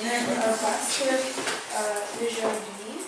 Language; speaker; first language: French; non-native, learner; Ukrainian